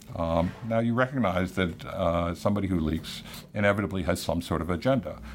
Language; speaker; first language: English; native; English